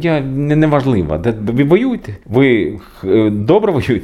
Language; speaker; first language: Ukrainian; non-native, learner; Swedish